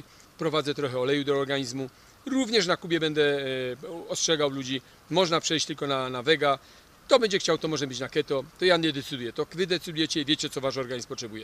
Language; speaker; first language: Polish; native; Polish